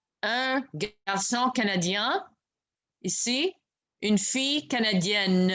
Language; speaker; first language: French; non-native, local second language; English